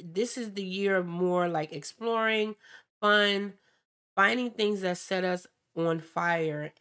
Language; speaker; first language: English; native; English